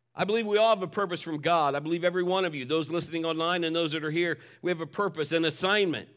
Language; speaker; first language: English; native; English